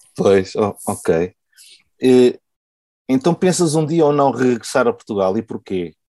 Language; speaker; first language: Portuguese; native; Portuguese